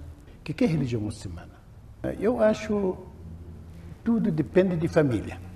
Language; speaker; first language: Portuguese; non-native, learner; Arabic